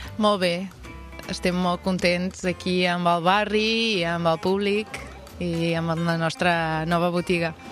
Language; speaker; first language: Catalan; non-native, fluent; Portuguese